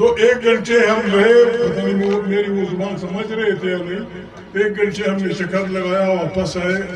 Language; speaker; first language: Urdu; non-native, local second language; Pashto